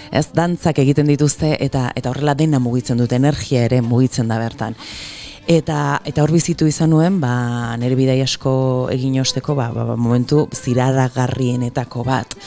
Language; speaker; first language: Basque; native; Basque